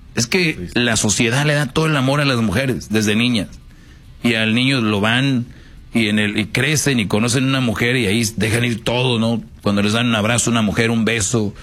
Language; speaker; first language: Spanish; native; Spanish